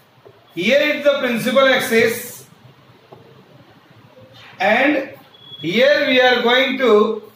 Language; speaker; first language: English; non-native, local second language; Hindi